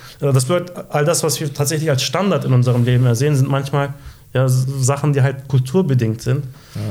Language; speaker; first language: German; early bilingual, other home language; Turkish